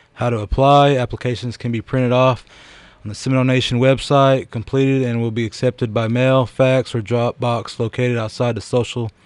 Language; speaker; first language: English; native; English